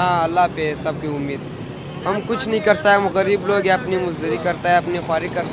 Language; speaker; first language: Hindi; non-native, learner; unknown